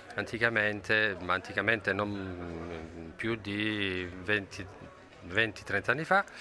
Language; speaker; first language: Italian; native; Italian